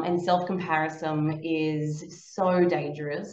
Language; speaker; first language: English; native; English